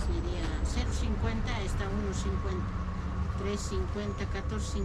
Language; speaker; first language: Spanish; native; Spanish